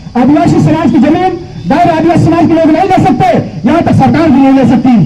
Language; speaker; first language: Hindi; native; Hindi